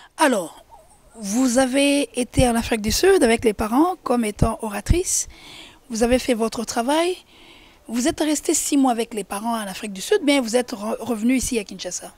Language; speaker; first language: French; non-native, local second language; Lingala